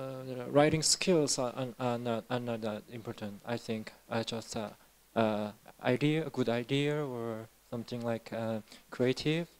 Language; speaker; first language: English; non-native, learner; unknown